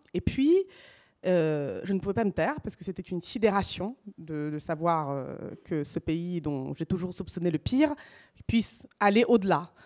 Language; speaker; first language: French; early bilingual, other home language; Russian